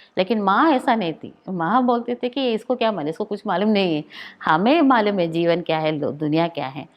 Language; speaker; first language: Hindi; non-native, local second language; Malayalam